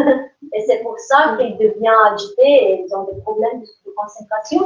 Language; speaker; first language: French; non-native, learner; English